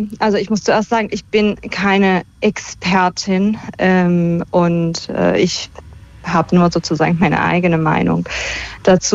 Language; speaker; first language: German; early bilingual, other home language; Persian